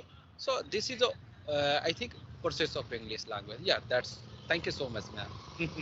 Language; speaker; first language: English; non-native, learner; Hindi